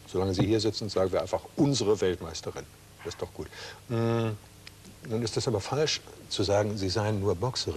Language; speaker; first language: German; native; German